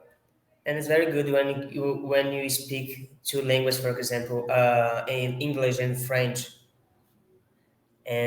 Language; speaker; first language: English; non-native, fluent; Portuguese